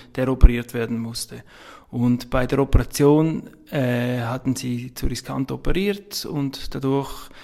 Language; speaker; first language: German; native; German